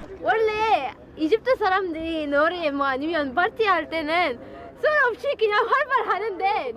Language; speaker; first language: Korean; non-native, fluent; Arabic